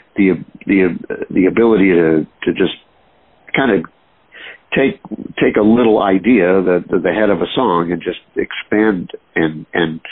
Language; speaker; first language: English; native; English